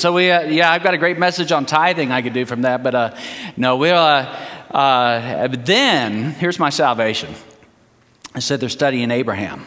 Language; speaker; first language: English; early bilingual, heritage; English